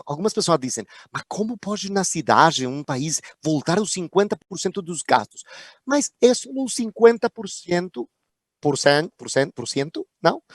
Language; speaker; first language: Portuguese; non-native, fluent; Spanish